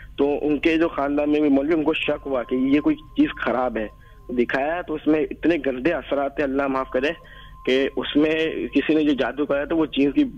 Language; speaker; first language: Urdu; native; Urdu